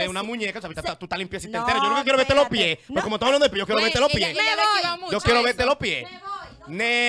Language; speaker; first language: Spanish; native; Spanish